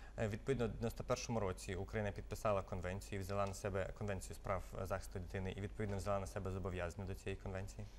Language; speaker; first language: Ukrainian; native; Ukrainian